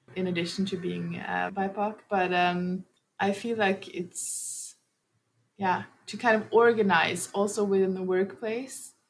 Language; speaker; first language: English; early bilingual, heritage; Norwegian